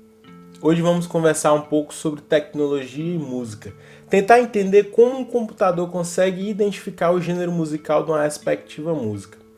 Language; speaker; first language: Portuguese; native; Portuguese